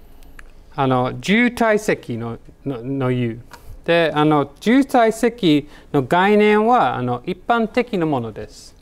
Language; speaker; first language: Japanese; non-native, learner; English